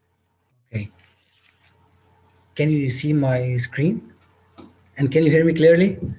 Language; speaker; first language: English; non-native, local second language; Arabic